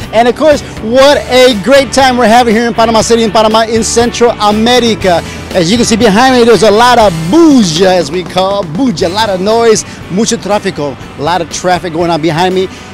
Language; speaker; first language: English; early bilingual, other home language; Spanish